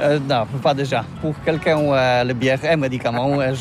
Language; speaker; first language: French; non-native, learner; Polish